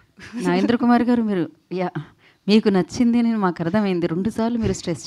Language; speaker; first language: Telugu; native; Telugu